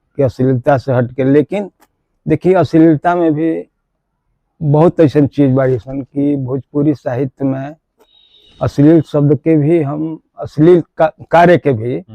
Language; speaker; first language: Bhojpuri; native; Bhojpuri